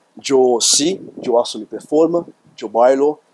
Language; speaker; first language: Spanish; non-native, learner; Portuguese